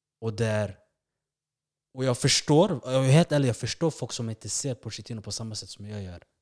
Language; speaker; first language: Swedish; early bilingual, other home language; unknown